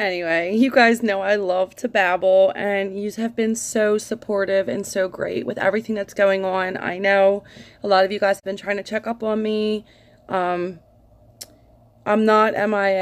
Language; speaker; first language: English; native; English